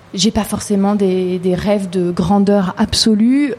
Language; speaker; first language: French; native; French